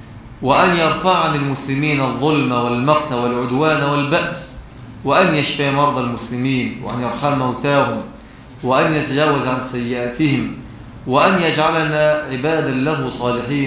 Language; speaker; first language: Arabic; native; Arabic